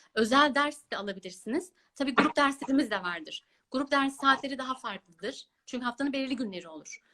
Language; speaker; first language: Turkish; early bilingual, heritage; Turkish